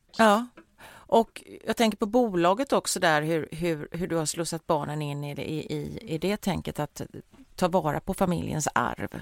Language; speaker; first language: Swedish; native; Swedish